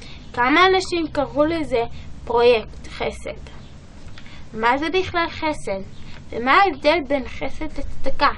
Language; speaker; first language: Hebrew; early bilingual, other home language; English